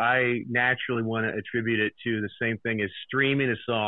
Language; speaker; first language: English; native; English